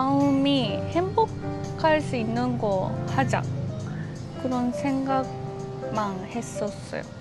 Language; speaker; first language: Korean; non-native, fluent; Japanese